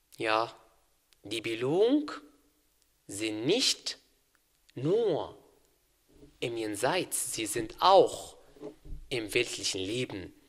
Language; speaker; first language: German; non-native, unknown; Arabic